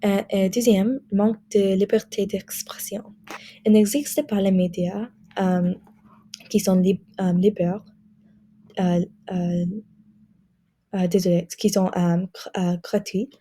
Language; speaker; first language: French; non-native, learner; English